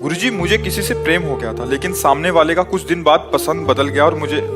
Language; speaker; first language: Hindi; native; Hindi